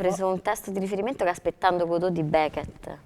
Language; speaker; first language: Italian; native; Italian